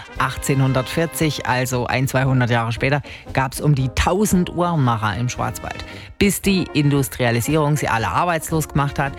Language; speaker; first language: German; native; German